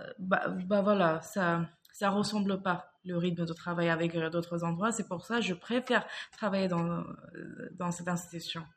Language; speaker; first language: French; non-native, fluent; Bangla